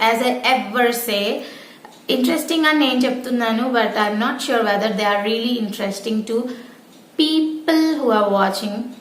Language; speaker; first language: English; non-native, local second language; Telugu